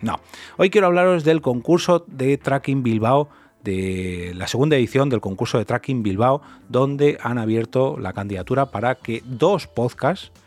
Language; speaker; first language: Spanish; native; Spanish